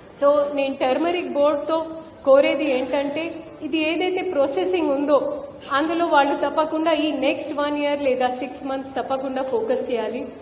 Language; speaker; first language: Telugu; non-native, fluent; Hindi